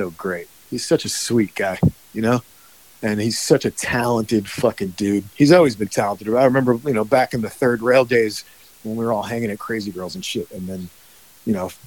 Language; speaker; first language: English; native; English